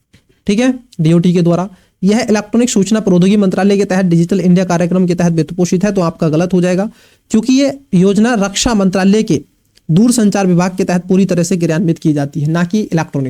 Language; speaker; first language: Hindi; native; Hindi